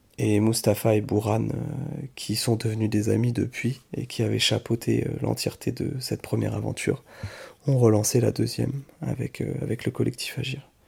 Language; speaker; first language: French; native; French